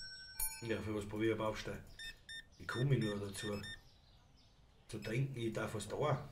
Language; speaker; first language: German; native; German